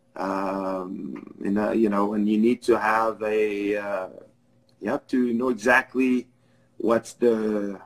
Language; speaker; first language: English; non-native, fluent; French